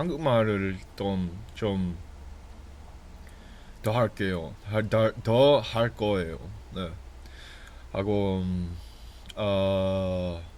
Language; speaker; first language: Korean; non-native, learner; English